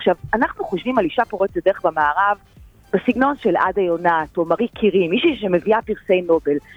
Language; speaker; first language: Hebrew; native; Hebrew